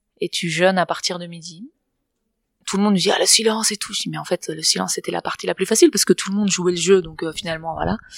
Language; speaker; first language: French; non-native, fluent; Catalan